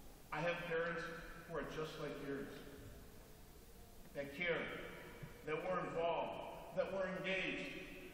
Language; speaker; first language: English; early bilingual, other home language; Spanish